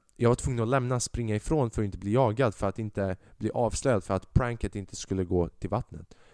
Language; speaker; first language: Swedish; early bilingual, other home language; Albanian